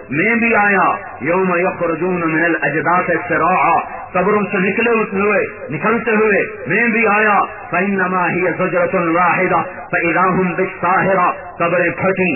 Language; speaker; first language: Urdu; non-native, local second language; Punjabi